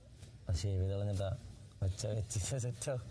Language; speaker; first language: Malayalam; native; Malayalam